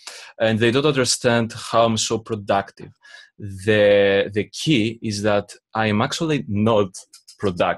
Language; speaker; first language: English; non-native, fluent; Greek